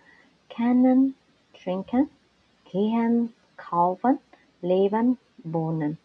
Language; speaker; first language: German; non-native, learner; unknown